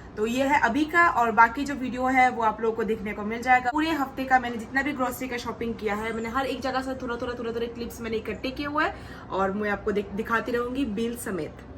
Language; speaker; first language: Hindi; non-native, local second language; Bangla